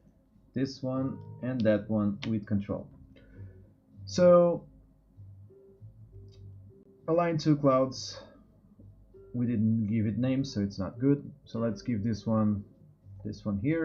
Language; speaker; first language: English; non-native, fluent; Portuguese